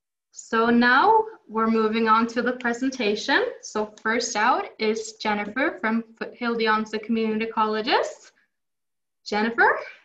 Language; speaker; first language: English; non-native, fluent; Norwegian